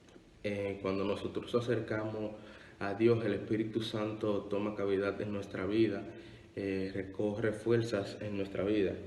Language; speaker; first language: Spanish; native; Spanish